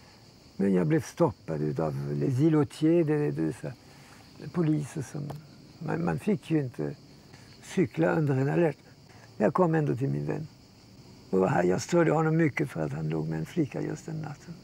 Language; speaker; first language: Swedish; early bilingual, heritage; Swedish